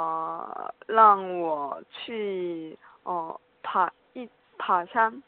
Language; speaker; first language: Chinese; non-native, learner; Korean